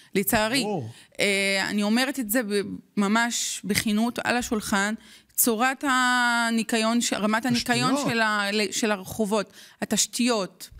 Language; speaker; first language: Hebrew; non-native, local second language; Arabic